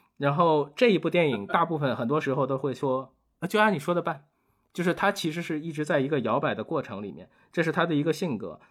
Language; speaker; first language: Chinese; native; Chinese